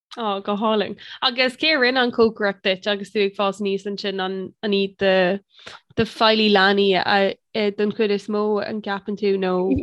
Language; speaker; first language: Irish; non-native, local second language; English